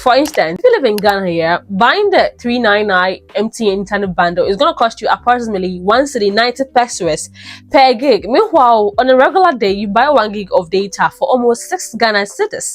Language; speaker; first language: English; native; English